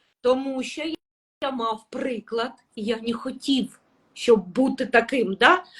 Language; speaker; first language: Ukrainian; non-native, local second language; Russian